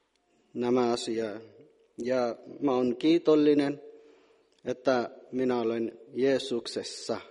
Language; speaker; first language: Finnish; non-native, fluent; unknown